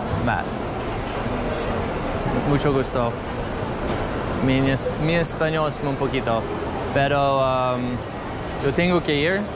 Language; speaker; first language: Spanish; non-native, learner; English